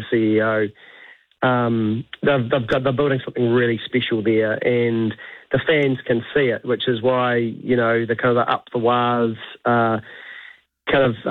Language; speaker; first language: English; native; English